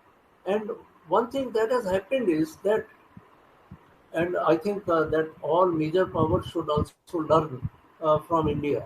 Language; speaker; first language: English; non-native, local second language; Hindi